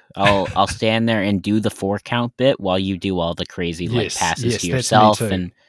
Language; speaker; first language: English; native; English